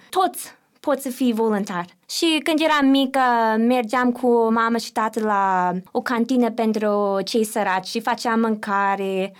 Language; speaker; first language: Romanian; non-native, learner; English